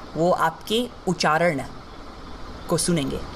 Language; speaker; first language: Hindi; non-native, fluent; English